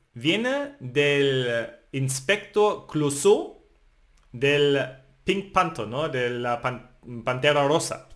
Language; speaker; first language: Spanish; non-native, fluent; German